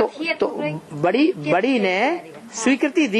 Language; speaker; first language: Hindi; native; Hindi